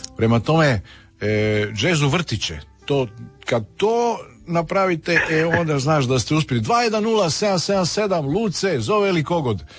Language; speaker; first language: Croatian; native; Croatian